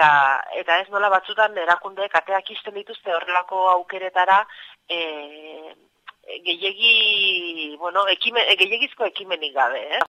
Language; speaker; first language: Basque; native; Basque